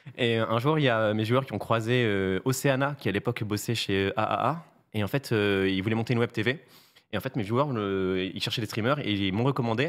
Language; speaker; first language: French; native; French